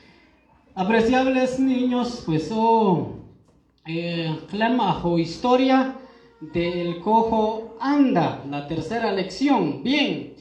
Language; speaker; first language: Spanish; non-native, local second language; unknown